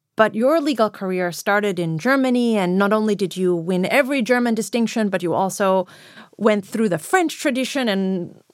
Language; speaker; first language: English; non-native, fluent; Greek